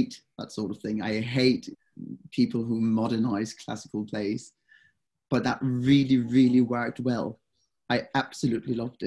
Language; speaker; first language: English; non-native, fluent; Danish